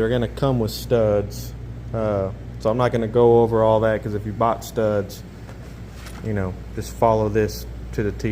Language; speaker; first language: English; native; English